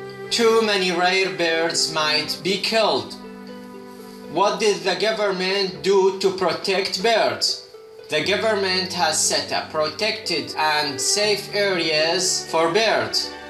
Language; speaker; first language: English; non-native, fluent; Arabic